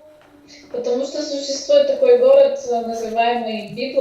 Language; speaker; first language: Russian; non-native, fluent; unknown